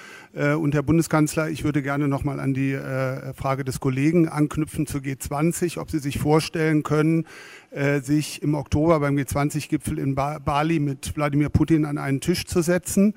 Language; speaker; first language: German; native; German